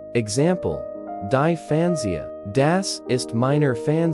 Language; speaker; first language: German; non-native, learner; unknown